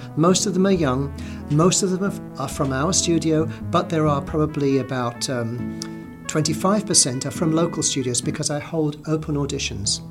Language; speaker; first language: English; native; English